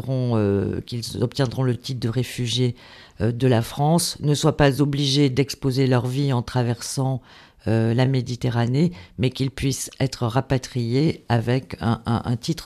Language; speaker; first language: French; native; French